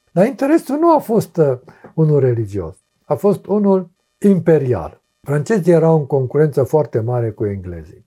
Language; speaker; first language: Romanian; native; Romanian